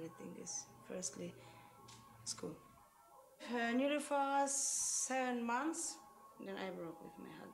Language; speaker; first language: English; non-native, learner; Uzbek